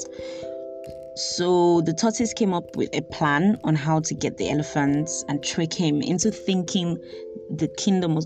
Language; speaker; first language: English; non-native, local second language; Yoruba